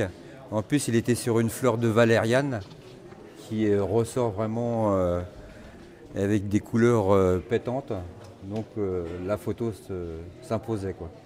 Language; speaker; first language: French; native; French